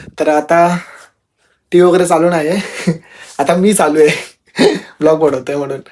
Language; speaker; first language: Marathi; non-native, local second language; Telugu